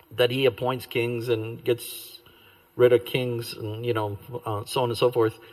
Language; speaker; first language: English; native; English